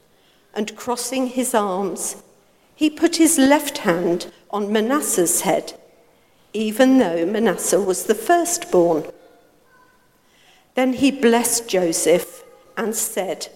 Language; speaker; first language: English; native; English